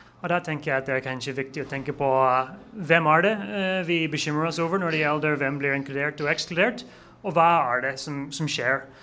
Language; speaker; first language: Norwegian; non-native, fluent; English